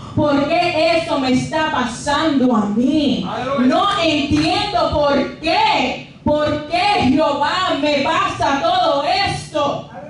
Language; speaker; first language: Spanish; early bilingual, other home language; English